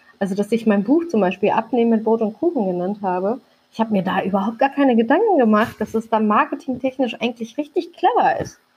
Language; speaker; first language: German; early bilingual, other home language; Turkish